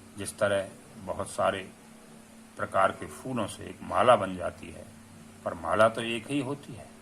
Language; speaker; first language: Hindi; native; Hindi